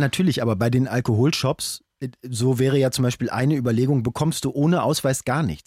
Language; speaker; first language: German; native; German